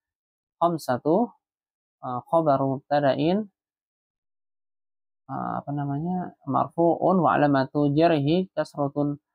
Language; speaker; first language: Arabic; non-native, fluent; Indonesian